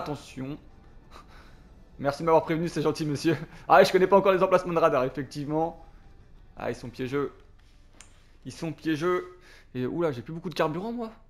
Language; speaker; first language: French; native; French